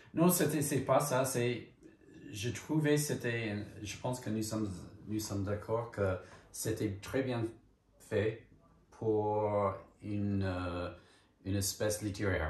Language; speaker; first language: French; non-native, fluent; English